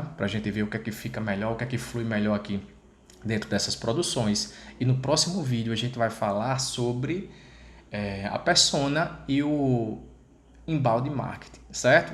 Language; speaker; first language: Portuguese; native; Portuguese